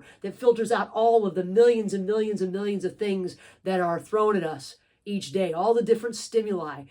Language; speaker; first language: English; native; English